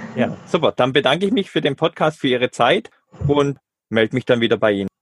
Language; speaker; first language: German; native; German